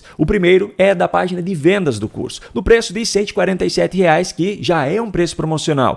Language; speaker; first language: Portuguese; native; Portuguese